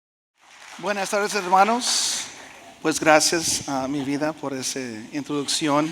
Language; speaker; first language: Spanish; early bilingual, heritage; Spanish